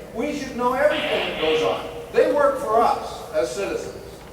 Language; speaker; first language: English; native; English